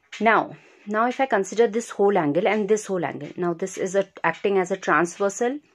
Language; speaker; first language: English; non-native, local second language; Hindi